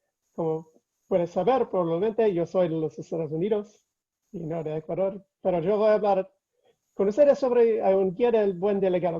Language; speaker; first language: Spanish; non-native, fluent; English